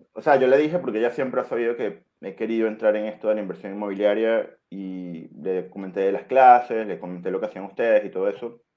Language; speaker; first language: Spanish; native; Spanish